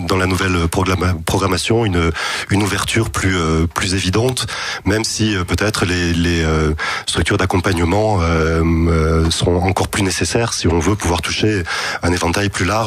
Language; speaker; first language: French; native; French